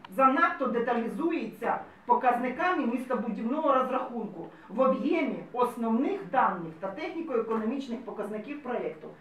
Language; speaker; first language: Ukrainian; non-native, local second language; Russian